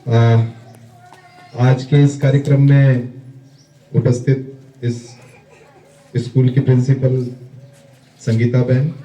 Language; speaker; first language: Hindi; native; Hindi